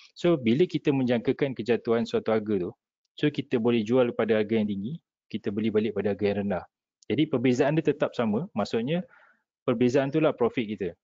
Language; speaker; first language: Malay; native; Malay